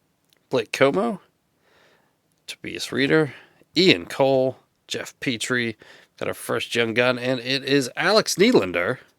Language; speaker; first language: English; native; English